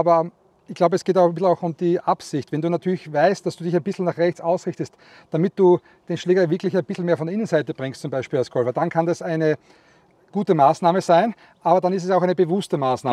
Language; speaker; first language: German; native; German